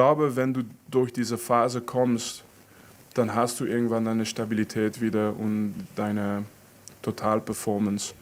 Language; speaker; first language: German; non-native, fluent; French